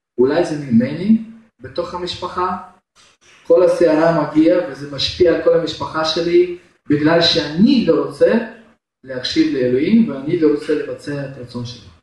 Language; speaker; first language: Hebrew; non-native, fluent; Russian